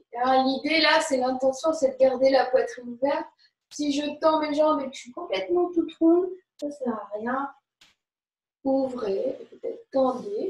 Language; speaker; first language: French; native; French